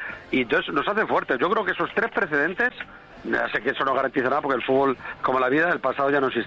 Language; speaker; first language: Spanish; native; Spanish